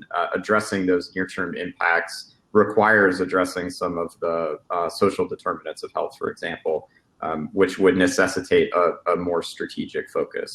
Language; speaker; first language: English; native; English